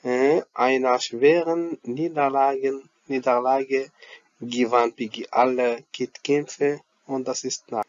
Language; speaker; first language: German; non-native, fluent; Arabic